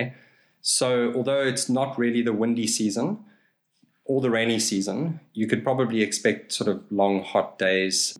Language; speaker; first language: English; native; English